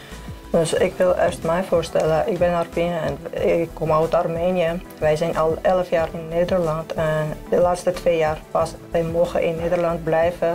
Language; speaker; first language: Dutch; non-native, learner; Armenian